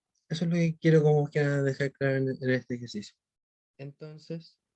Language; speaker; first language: Spanish; native; Spanish